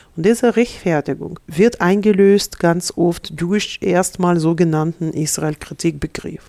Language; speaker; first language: German; non-native, fluent; Russian